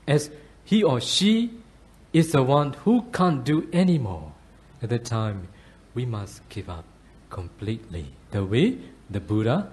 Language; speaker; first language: English; non-native, fluent; Burmese